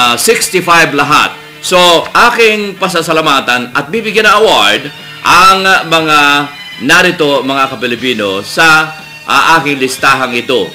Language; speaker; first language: Filipino; native; Filipino